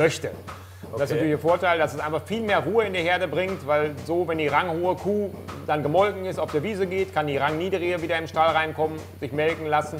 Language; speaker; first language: German; native; German